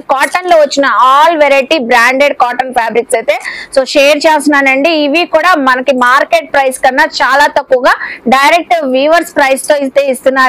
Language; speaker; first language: Telugu; native; Telugu